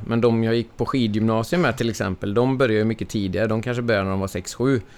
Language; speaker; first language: Swedish; native; Swedish